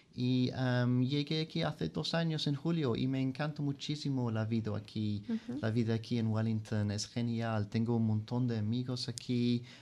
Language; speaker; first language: Spanish; non-native, fluent; English